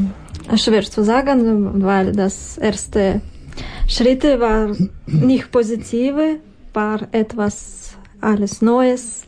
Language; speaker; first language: German; non-native, learner; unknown